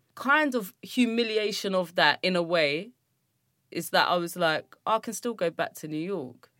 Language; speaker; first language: English; native; English